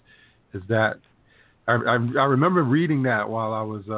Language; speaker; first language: English; native; English